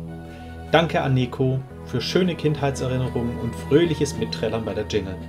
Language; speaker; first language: German; native; German